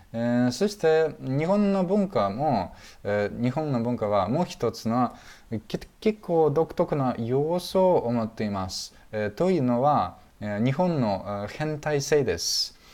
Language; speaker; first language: Japanese; non-native, fluent; Russian